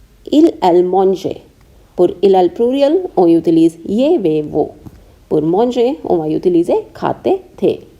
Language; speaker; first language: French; non-native, fluent; Hindi